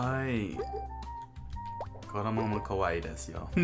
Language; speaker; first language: Japanese; non-native, learner; English